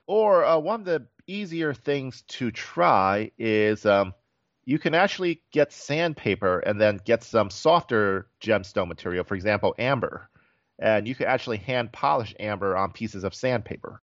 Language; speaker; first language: English; native; English